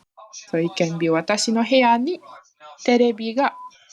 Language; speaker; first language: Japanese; non-native, learner; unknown